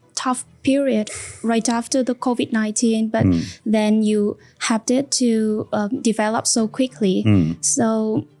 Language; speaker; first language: English; non-native, fluent; Vietnamese